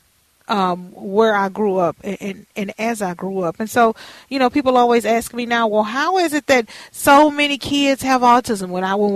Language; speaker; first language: English; native; English